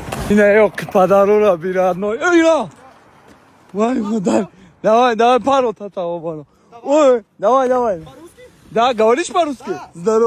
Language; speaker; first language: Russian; non-native, local second language; Tajik